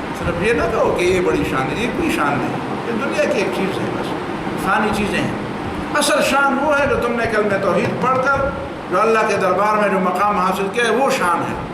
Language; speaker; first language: Urdu; non-native, local second language; Pashto